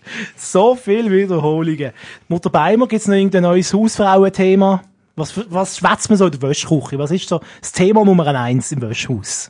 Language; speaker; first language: German; native; German